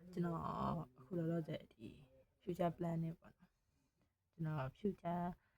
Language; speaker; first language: Burmese; native; Burmese